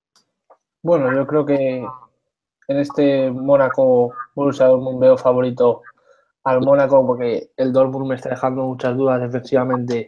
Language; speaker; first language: Spanish; native; Spanish